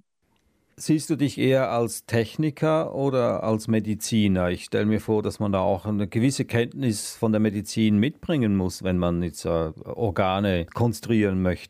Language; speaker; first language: German; native; German